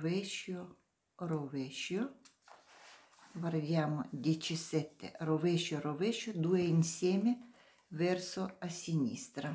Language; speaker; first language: Italian; non-native, learner; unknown